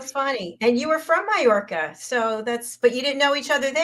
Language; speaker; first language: English; native; English